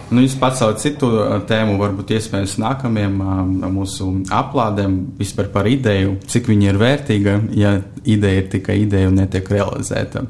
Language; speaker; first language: Latvian; non-native, local second language; Russian